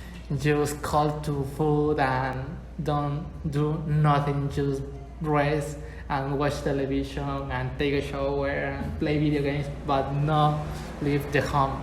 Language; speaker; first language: English; non-native, learner; Spanish